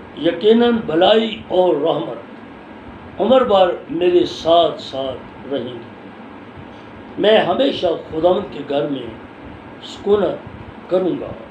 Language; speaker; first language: Urdu; non-native, local second language; Punjabi